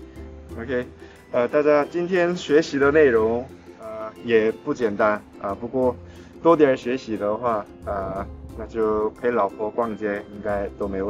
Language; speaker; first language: Chinese; non-native, fluent; Korean